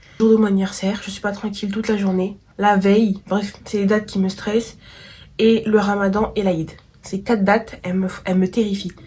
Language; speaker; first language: French; native; French